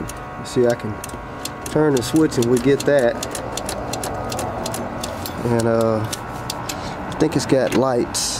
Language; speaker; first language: English; native; English